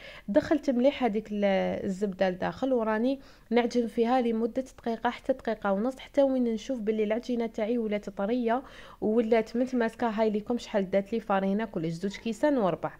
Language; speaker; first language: Arabic; native; Arabic